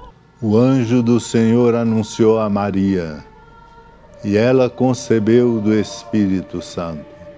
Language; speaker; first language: Portuguese; native; Portuguese